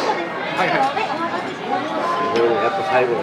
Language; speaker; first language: Japanese; native; Japanese